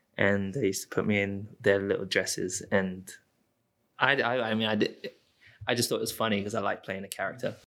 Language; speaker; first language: English; native; English